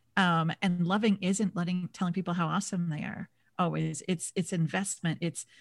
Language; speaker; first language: English; native; English